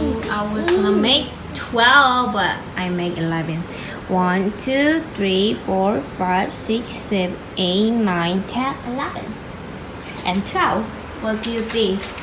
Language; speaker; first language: English; non-native, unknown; Korean